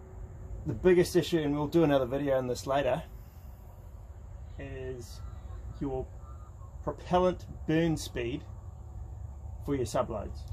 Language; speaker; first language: English; native; English